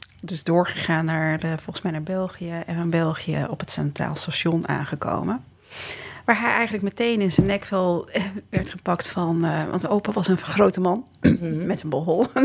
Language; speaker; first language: Dutch; early bilingual, other home language; Riffian